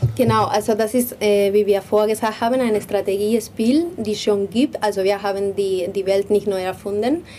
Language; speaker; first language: German; non-native, learner; Spanish